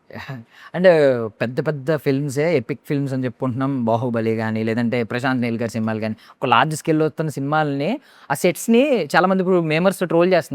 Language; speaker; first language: Telugu; native; Telugu